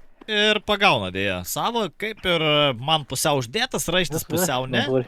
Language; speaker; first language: Lithuanian; native; Lithuanian